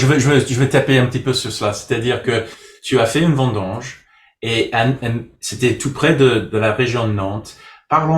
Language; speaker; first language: French; non-native, learner; English